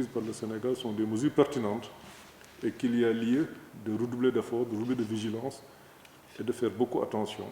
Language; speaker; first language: French; non-native, local second language; Wolof